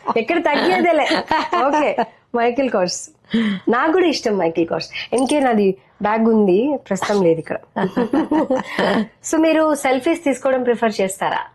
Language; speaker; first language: Telugu; native; Telugu